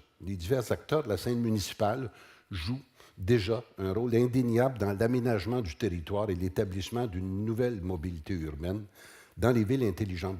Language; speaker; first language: French; native; French